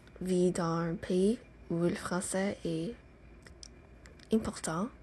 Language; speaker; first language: French; non-native, learner; English